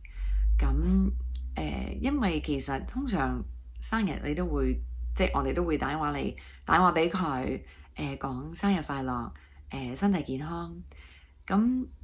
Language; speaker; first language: Cantonese; non-native, fluent; English